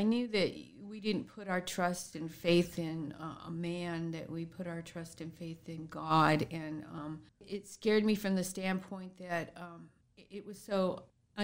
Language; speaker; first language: English; native; English